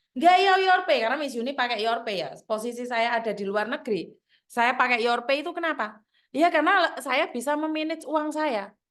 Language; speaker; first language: Indonesian; non-native, local second language; Javanese